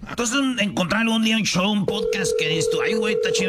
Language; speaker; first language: Spanish; native; Spanish